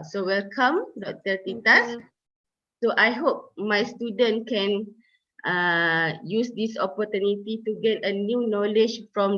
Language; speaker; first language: English; non-native, local second language; Malay